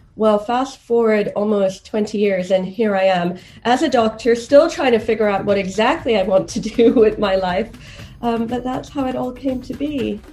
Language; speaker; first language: English; non-native, local second language; Swahili